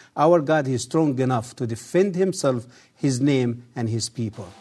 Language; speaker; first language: English; early bilingual, other home language; Arabic